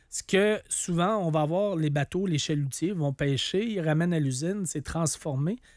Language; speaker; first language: French; native; French